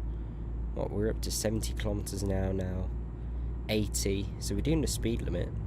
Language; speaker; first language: English; native; English